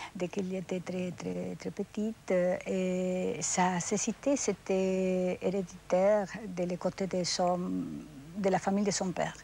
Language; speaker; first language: French; non-native, fluent; Spanish